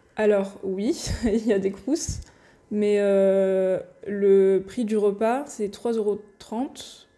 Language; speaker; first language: French; non-native, local second language; Arabic